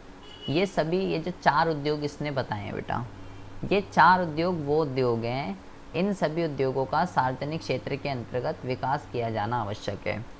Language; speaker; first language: Hindi; native; Hindi